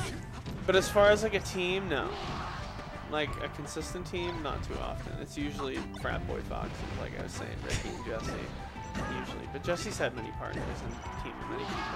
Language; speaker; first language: English; native; English